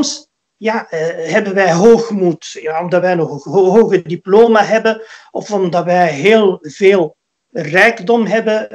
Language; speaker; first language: Dutch; early bilingual, other home language; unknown